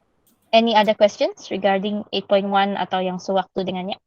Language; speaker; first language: Malay; native; Malay